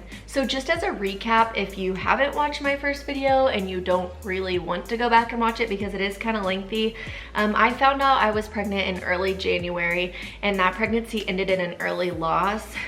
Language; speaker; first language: English; native; English